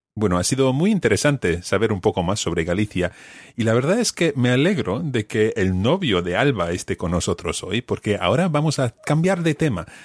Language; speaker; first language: Spanish; non-native, fluent; English